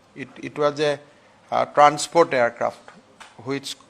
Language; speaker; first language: English; non-native, local second language; Assamese